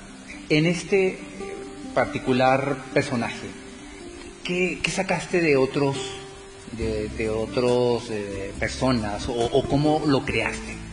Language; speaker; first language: Spanish; native; Spanish